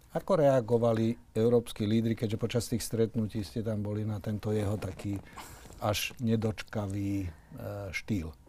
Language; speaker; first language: Slovak; native; Slovak